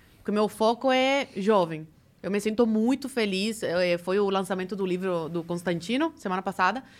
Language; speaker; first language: Portuguese; early bilingual, other home language; Spanish